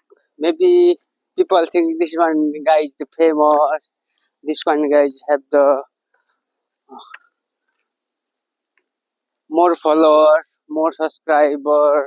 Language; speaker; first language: English; non-native, learner; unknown